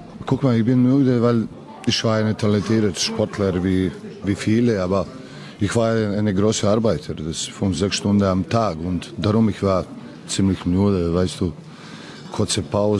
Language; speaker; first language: German; non-native, learner; Serbian